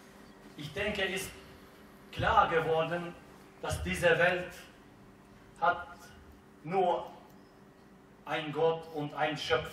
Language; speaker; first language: German; non-native, learner; Albanian